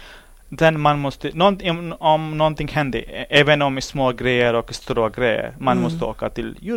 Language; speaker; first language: Swedish; non-native, learner; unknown